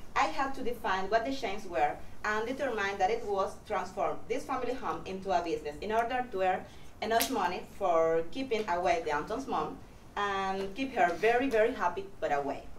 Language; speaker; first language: English; non-native, fluent; Spanish